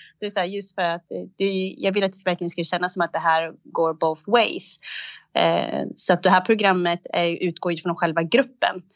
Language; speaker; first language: Swedish; early bilingual, other home language; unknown